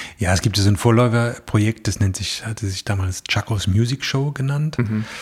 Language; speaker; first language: German; native; German